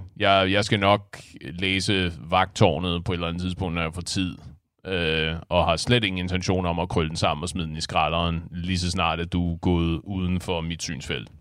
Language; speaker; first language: Danish; native; Danish